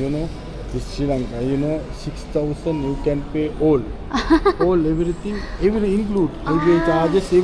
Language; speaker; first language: English; non-native, learner; Sinhala